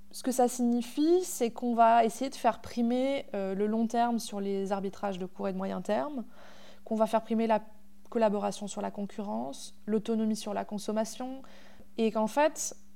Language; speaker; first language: French; native; French